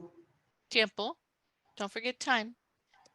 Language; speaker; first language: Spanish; non-native, fluent; English